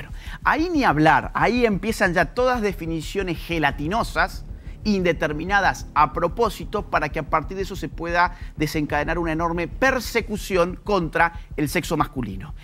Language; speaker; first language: Spanish; native; Spanish